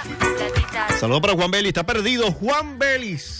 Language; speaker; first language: Spanish; native; Spanish